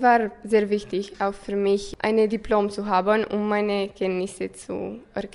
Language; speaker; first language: German; non-native, fluent; Romanian